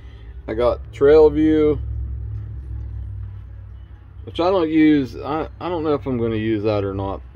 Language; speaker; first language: English; native; English